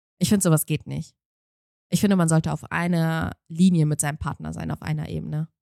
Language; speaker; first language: German; native; German